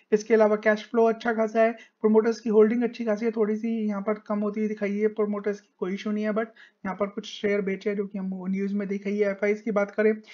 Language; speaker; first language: Hindi; native; Hindi